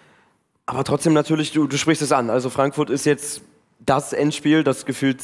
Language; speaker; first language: German; native; German